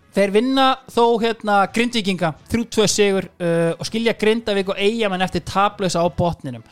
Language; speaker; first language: Icelandic; native; Icelandic